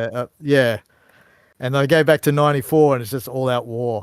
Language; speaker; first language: English; native; English